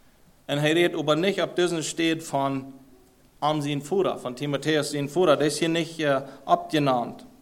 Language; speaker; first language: Dutch; non-native, learner; German